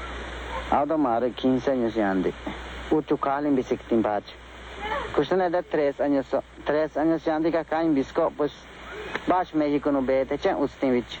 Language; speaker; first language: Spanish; non-native, local second language; Yucateco